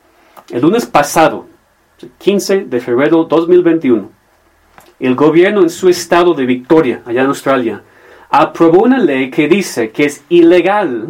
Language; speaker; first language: Spanish; non-native, fluent; English